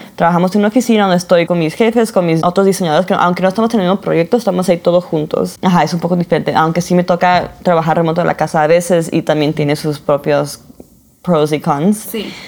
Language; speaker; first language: Spanish; early bilingual, heritage; Spanish